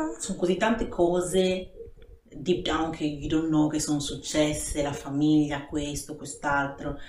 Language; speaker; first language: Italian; early bilingual, other home language; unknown